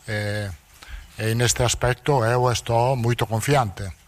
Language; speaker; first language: Portuguese; non-native, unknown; Italian